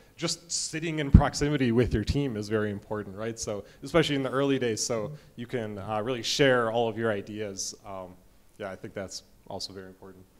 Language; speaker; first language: English; native; English